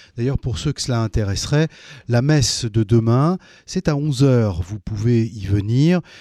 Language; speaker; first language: French; native; French